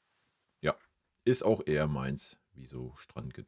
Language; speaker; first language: German; native; German